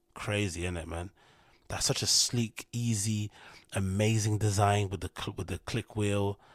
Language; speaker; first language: English; native; English